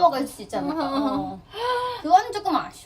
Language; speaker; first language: Korean; non-native, fluent; Thai